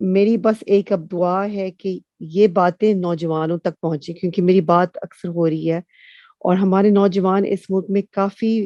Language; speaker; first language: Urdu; non-native, fluent; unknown